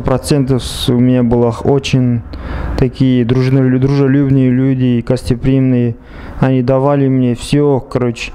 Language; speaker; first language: Russian; non-native, local second language; Kazakh